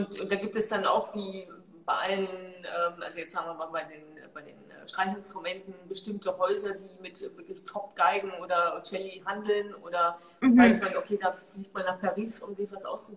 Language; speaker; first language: German; native; German